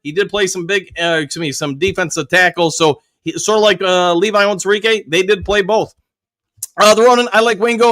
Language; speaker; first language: English; native; English